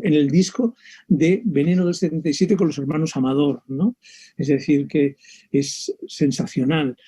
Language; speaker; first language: Spanish; native; Spanish